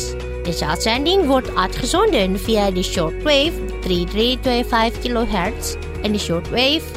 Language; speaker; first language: Dutch; non-native, fluent; Indonesian